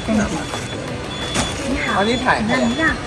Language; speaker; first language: Thai; native; Thai